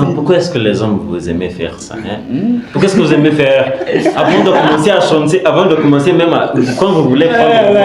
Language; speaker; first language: French; non-native, learner; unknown